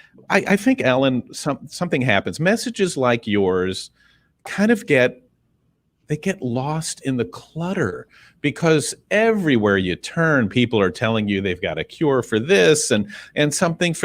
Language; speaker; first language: English; native; English